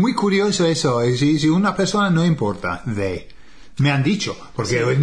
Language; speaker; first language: Spanish; non-native, fluent; English